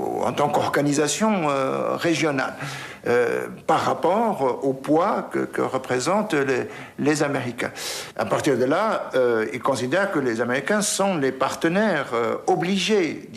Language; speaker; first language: French; native; French